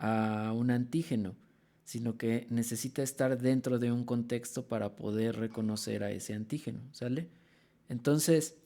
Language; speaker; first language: Spanish; native; Spanish